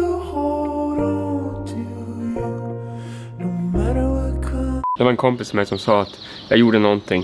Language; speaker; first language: Swedish; native; Swedish